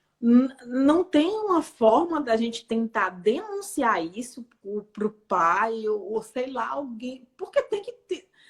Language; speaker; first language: Portuguese; native; Portuguese